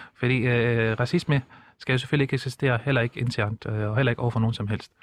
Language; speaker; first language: Danish; early bilingual, other home language; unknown